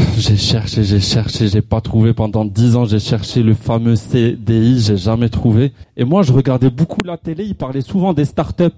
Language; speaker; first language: French; non-native, local second language; Arabic